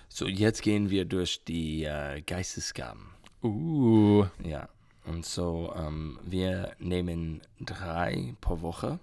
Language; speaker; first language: German; non-native, learner; English